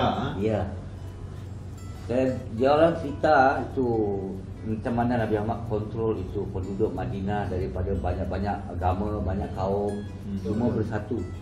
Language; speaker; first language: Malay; non-native, local second language; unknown